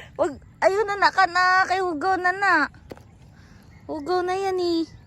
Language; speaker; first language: Filipino; non-native, local second language; Cebuano